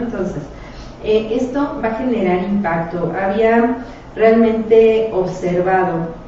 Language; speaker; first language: Spanish; native; Spanish